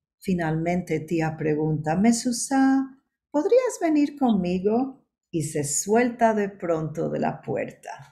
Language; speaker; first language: Spanish; early bilingual, heritage; Spanish